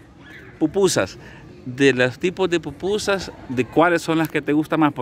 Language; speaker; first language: Spanish; native; Spanish